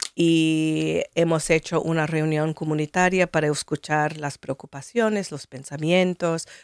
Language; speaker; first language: Spanish; non-native, fluent; English